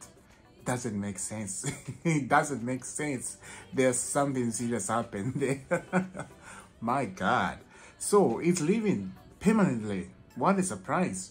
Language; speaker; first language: English; non-native, fluent; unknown